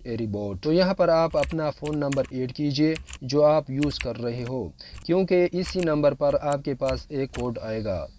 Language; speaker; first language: Urdu; non-native, local second language; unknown